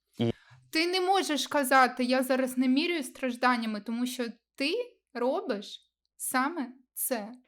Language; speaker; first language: Ukrainian; non-native, local second language; Russian